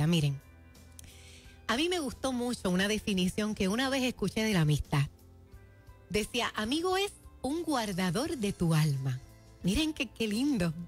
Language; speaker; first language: Spanish; native; Spanish